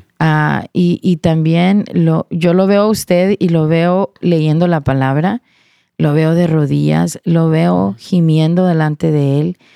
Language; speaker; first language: Spanish; early bilingual, heritage; Spanish